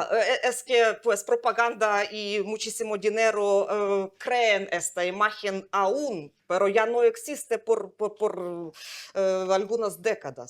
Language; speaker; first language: Spanish; non-native, fluent; Ukrainian